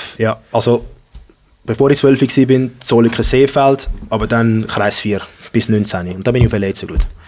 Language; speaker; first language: German; early bilingual, other home language; English